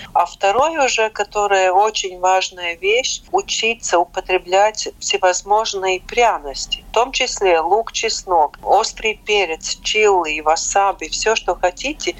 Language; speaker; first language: Russian; non-native, local second language; Latvian